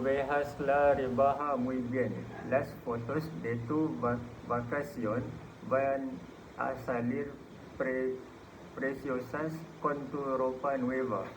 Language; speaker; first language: Spanish; non-native, learner; Malay